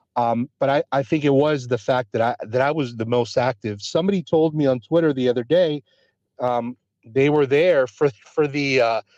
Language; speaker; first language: English; early bilingual, other home language; Spanish